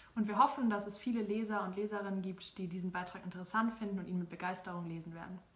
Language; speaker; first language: German; native; German